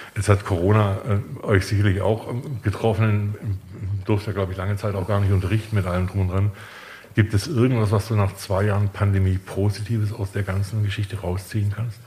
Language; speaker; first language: German; native; German